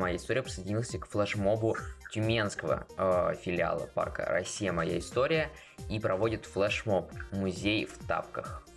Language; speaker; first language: Russian; native; Russian